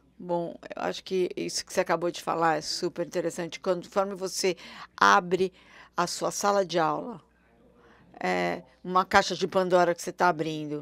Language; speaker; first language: Portuguese; non-native, fluent; German